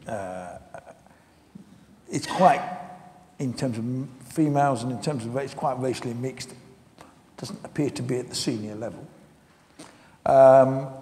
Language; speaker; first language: English; native; English